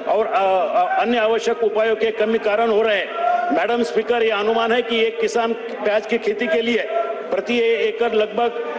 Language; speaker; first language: Hindi; non-native, local second language; Marathi